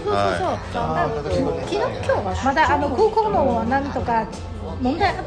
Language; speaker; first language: Japanese; non-native, fluent; Chinese